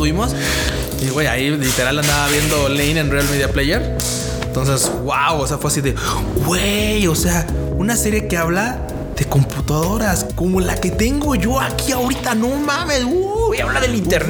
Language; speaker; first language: Spanish; native; Spanish